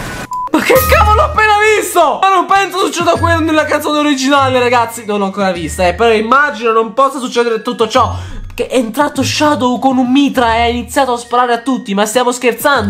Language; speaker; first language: Italian; native; Italian